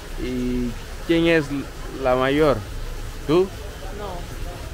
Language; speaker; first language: Spanish; non-native, learner; English